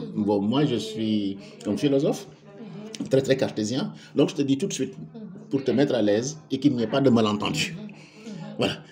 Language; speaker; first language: French; non-native, local second language; Wolof